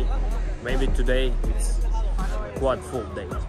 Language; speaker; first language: English; non-native, learner; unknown